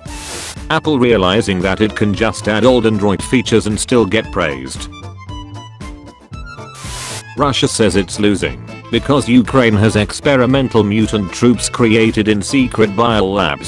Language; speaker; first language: English; native; English